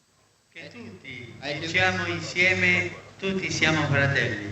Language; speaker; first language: Italian; early bilingual, heritage; Spanish